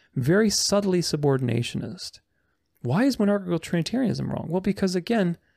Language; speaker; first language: English; non-native, fluent; Romanian